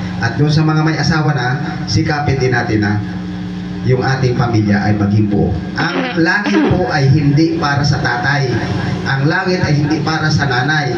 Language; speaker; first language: Filipino; non-native, local second language; Bikol